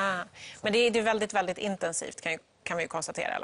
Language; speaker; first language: Swedish; native; Swedish